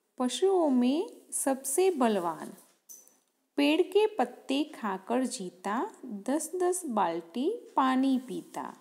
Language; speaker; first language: Hindi; non-native, local second language; Gujarati